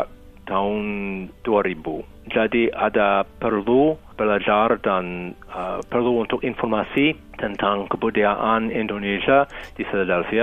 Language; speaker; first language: Indonesian; non-native, fluent; English